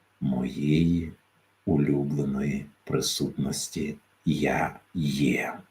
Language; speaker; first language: Ukrainian; native; Ukrainian